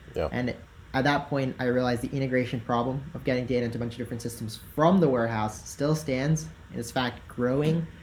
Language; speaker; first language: English; native; English